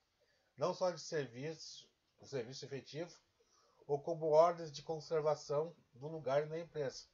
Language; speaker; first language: Portuguese; native; Portuguese